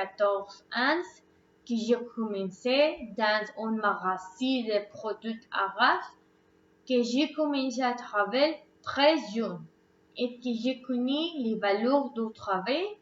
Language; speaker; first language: French; non-native, learner; Spanish